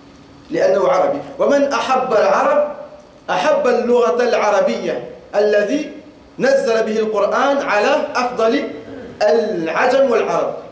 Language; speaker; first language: Arabic; non-native, fluent; French